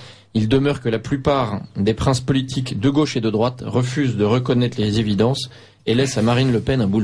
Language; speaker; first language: French; native; French